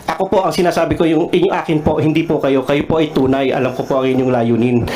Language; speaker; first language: Filipino; non-native, local second language; Cebuano